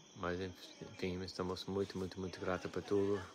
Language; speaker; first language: Portuguese; non-native, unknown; English